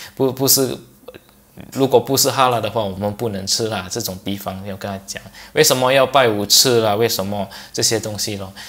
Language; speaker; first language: Chinese; non-native, local second language; English